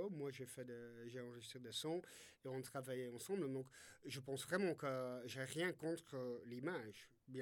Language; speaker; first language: French; non-native, fluent; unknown